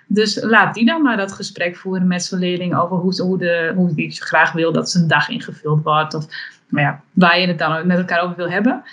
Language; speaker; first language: Dutch; native; Dutch